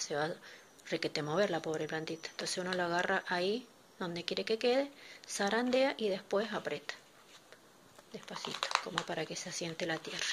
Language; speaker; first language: Spanish; native; Spanish